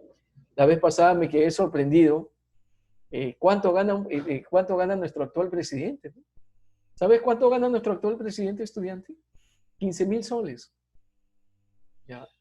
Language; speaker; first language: Spanish; native; Spanish